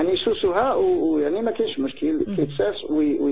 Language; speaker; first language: Arabic; native; Arabic